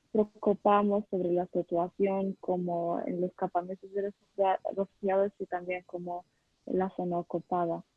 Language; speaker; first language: Spanish; non-native, learner; Arabic